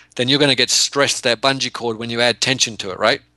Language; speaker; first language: English; native; English